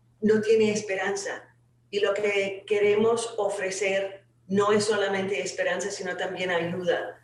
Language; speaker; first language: Spanish; non-native, fluent; English